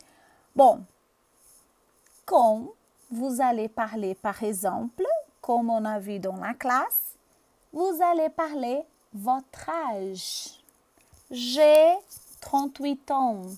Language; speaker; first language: French; non-native, fluent; Portuguese